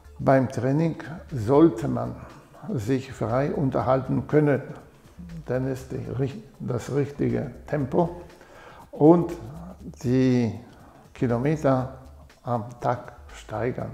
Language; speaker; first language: German; non-native, fluent; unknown